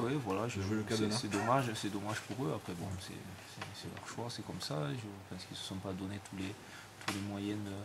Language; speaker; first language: French; native; French